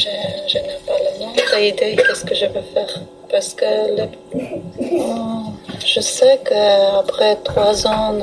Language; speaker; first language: French; non-native, learner; Armenian